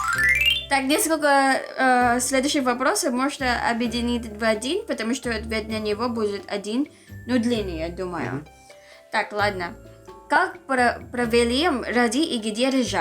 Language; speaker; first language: Russian; non-native, learner; Filipino